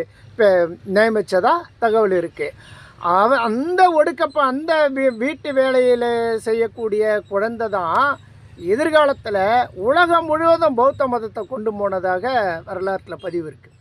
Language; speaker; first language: Tamil; native; Tamil